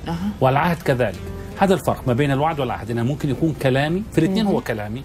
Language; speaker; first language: Arabic; native; Arabic